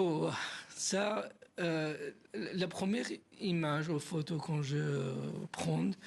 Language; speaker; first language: French; non-native, learner; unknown